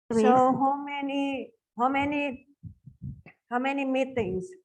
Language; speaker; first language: English; non-native, fluent; Indonesian